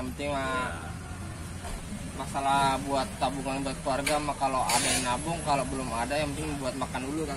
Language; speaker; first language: Indonesian; native; Indonesian